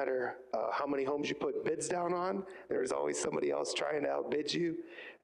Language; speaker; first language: English; native; English